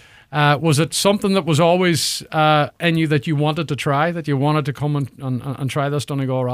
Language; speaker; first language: English; native; English